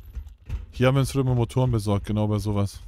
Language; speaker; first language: German; native; German